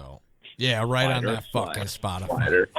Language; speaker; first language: English; native; English